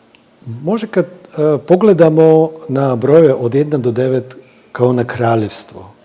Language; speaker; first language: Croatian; non-native, fluent; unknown